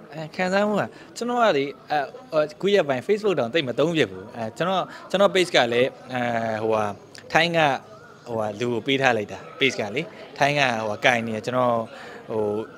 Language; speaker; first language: Burmese; native; Burmese